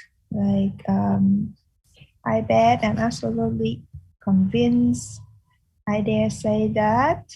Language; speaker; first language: English; non-native, fluent; Vietnamese